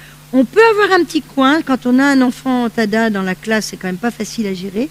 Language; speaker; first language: French; native; French